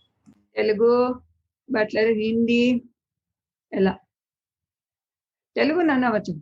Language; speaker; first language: Telugu; non-native, learner; Tamil